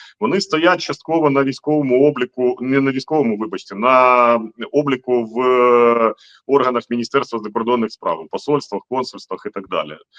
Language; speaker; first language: Ukrainian; native; Ukrainian